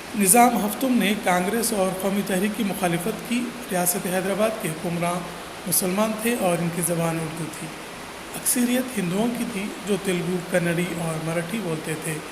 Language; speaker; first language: Urdu; native; Urdu